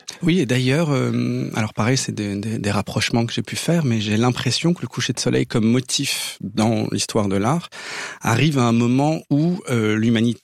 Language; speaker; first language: French; native; French